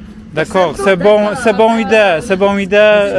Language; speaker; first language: French; non-native, learner; Polish